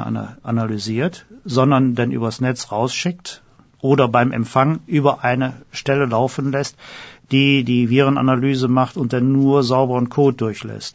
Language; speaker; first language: German; native; German